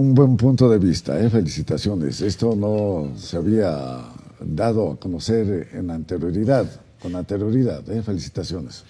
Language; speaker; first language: Spanish; native; Spanish